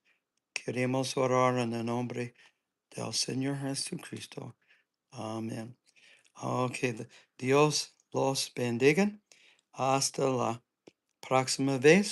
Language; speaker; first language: Spanish; non-native, learner; English